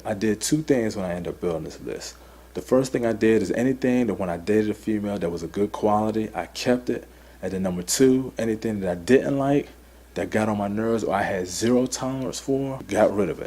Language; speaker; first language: English; native; English